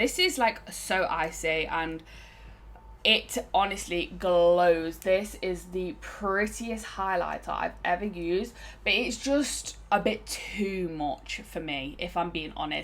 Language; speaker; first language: English; native; English